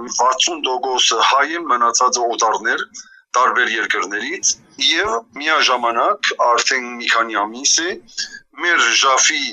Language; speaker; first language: Armenian; early bilingual, heritage; Armenian